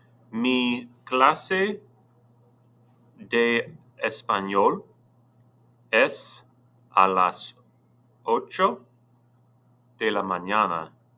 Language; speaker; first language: Spanish; non-native, fluent; English